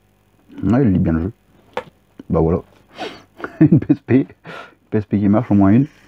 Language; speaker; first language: French; native; French